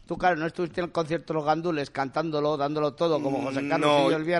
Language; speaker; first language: Spanish; native; Spanish